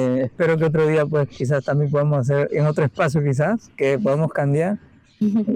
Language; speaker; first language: Spanish; native; Spanish